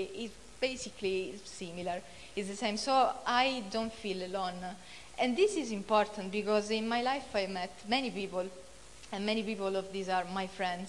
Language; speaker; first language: English; non-native, fluent; Italian